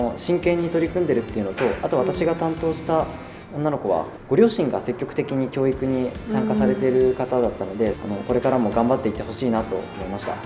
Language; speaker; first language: Japanese; native; Japanese